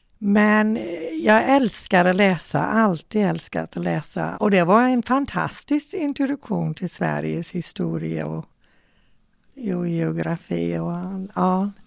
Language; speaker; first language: Swedish; non-native, fluent; English